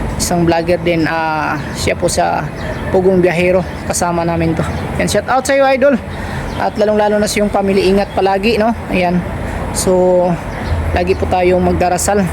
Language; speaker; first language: Filipino; non-native, local second language; Cebuano